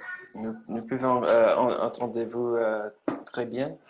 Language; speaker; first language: French; non-native, learner; English